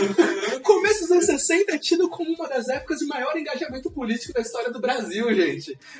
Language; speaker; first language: Portuguese; native; Portuguese